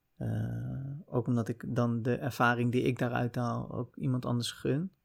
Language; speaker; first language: Dutch; native; Dutch